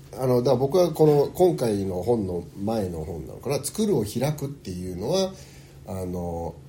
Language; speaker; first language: Japanese; early bilingual, heritage; Japanese